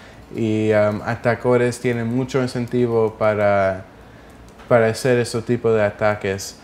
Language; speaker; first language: Spanish; early bilingual, heritage; English